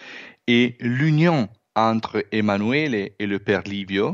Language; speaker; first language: French; non-native, fluent; Italian